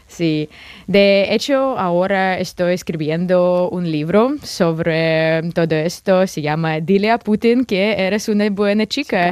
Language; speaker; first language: Spanish; non-native, fluent; Russian